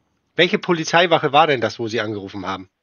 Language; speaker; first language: German; native; German